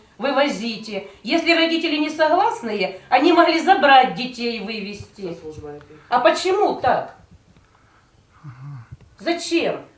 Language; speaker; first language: Russian; native; Russian